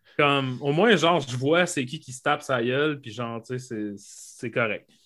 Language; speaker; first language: French; native; French